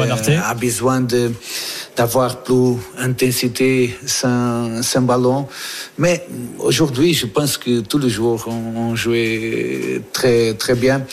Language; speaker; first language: French; non-native, fluent; Portuguese